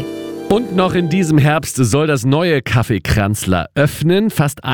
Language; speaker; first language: German; native; German